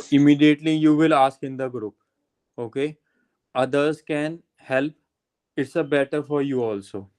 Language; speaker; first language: English; non-native, local second language; Hindi